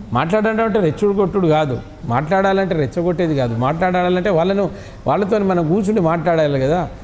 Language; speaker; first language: Telugu; non-native, local second language; Lambadi